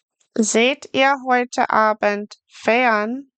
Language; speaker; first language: German; non-native, fluent; English